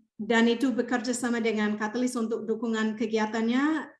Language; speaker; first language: Indonesian; non-native, fluent; English